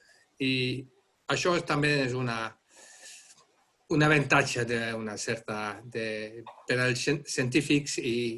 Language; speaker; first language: Catalan; non-native, fluent; Dutch